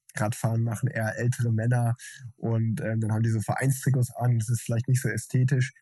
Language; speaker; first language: German; native; German